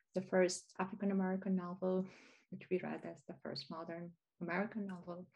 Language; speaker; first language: English; non-native, fluent; Romanian